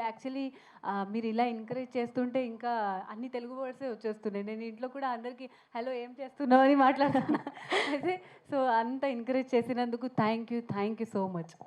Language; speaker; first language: Telugu; non-native, learner; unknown